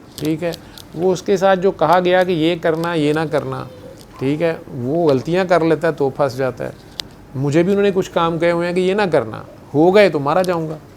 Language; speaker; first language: Urdu; non-native, local second language; Punjabi